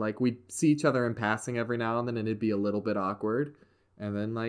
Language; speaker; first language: English; native; English